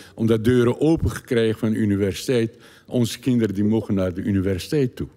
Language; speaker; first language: Dutch; non-native, learner; Turkish